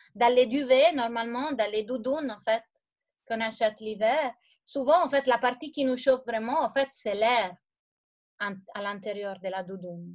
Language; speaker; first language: French; non-native, fluent; Italian